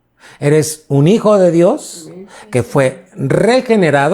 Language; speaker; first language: Spanish; native; Spanish